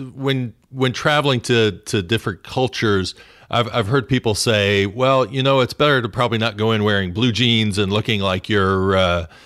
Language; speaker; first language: English; native; English